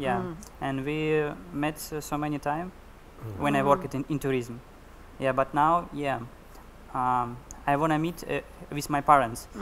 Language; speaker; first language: English; non-native, learner; Russian